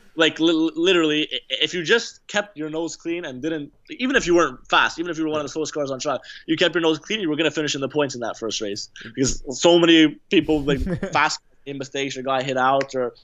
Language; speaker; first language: English; native; English